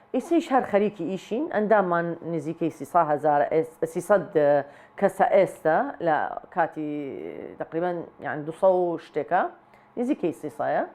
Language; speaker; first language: Central Kurdish; non-native, local second language; Southern Kurdish